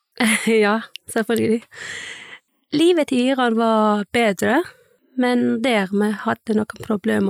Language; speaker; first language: Norwegian; early bilingual, other home language; Persian